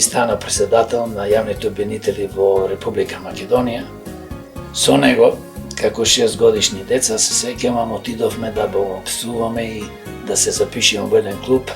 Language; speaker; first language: Macedonian; native; Macedonian